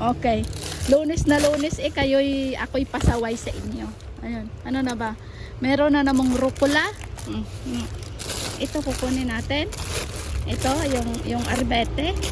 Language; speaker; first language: Filipino; native; Filipino